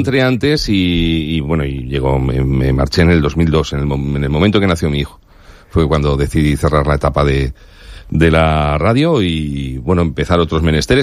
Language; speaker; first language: Spanish; native; Spanish